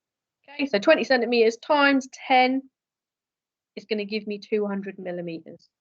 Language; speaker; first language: English; native; English